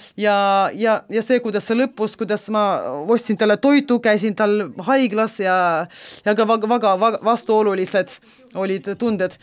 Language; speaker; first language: Estonian; non-native, local second language; Russian